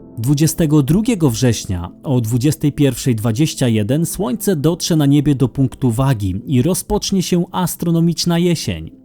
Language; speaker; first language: Polish; native; Polish